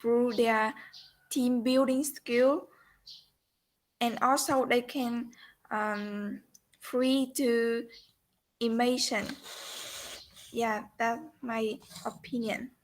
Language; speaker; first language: English; non-native, learner; Vietnamese